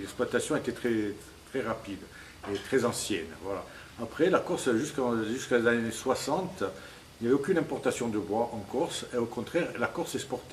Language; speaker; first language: French; native; French